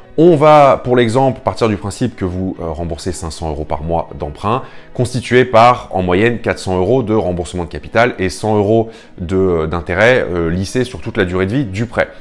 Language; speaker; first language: French; native; French